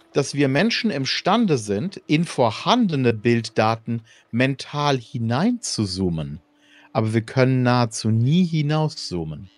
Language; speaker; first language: German; native; German